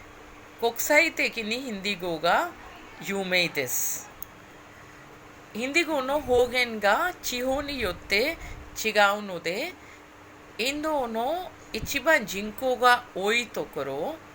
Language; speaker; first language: Japanese; non-native, fluent; Hindi